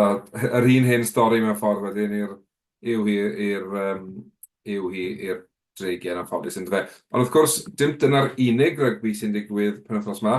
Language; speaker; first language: Welsh; native; Welsh